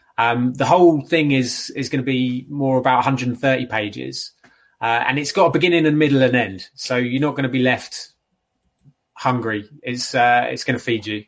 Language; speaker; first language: English; native; English